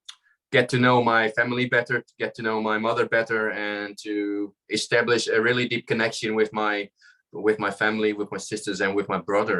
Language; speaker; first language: English; non-native, fluent; Dutch